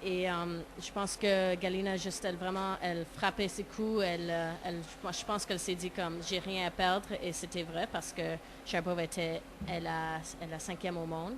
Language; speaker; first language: French; non-native, local second language; English